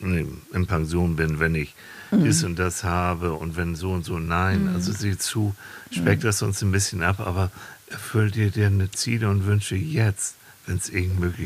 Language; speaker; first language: German; native; German